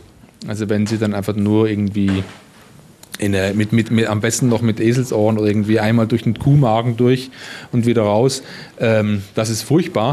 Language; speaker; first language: German; native; German